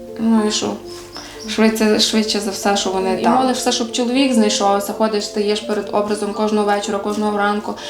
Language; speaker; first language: Ukrainian; native; Ukrainian